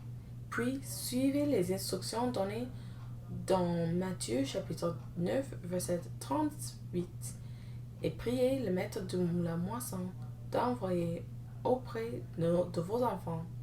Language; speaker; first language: French; non-native, learner; English